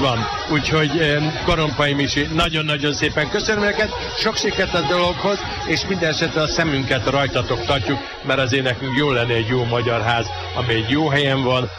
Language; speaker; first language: Hungarian; native; Hungarian